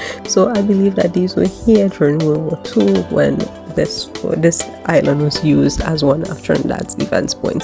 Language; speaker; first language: English; native; English